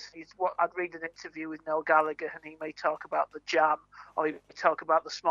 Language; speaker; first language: English; native; English